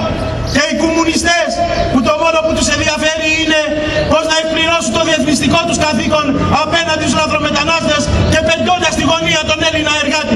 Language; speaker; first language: Greek; native; Greek